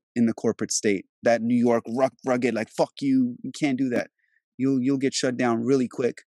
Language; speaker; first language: English; early bilingual, other home language; Albanian